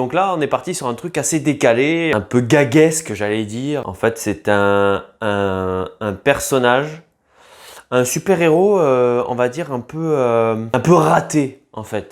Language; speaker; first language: French; native; French